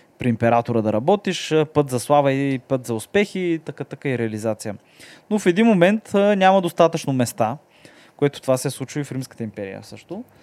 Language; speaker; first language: Bulgarian; native; Bulgarian